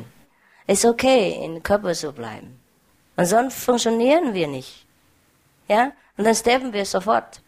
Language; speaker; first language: German; non-native, learner; Vietnamese